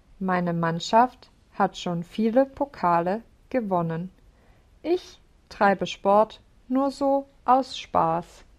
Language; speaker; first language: German; non-native, learner; English